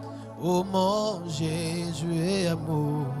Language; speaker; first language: French; non-native, local second language; Lingala